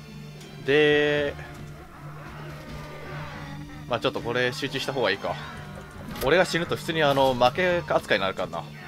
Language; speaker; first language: Japanese; native; Japanese